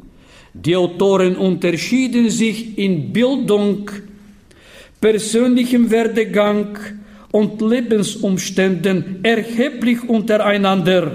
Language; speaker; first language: German; non-native, fluent; Bulgarian